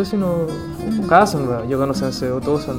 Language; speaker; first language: Japanese; non-native, learner; Spanish